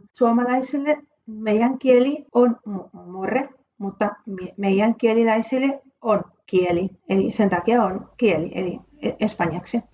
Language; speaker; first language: Finnish; non-native, fluent; Spanish